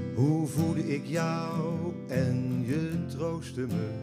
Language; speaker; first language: Dutch; native; Dutch